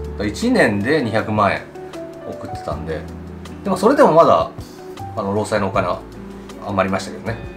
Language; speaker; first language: Japanese; native; Japanese